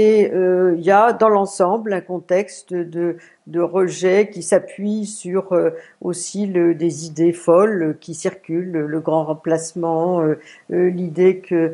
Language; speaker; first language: French; native; French